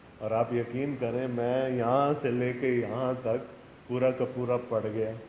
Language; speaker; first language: Urdu; native; Urdu